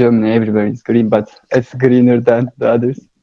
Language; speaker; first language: English; non-native, learner; Turkish